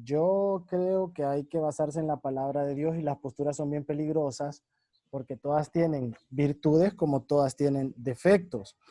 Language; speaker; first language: Spanish; native; Spanish